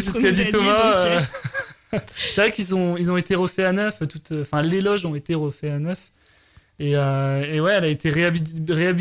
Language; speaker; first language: French; native; French